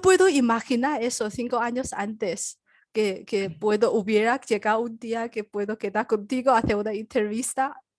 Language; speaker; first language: Spanish; non-native, learner; Chinese